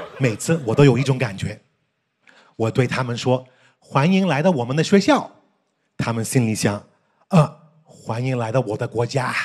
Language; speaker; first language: Chinese; early bilingual, heritage; Chinese